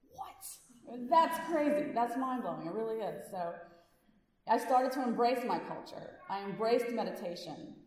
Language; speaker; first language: English; early bilingual, other home language; Hindi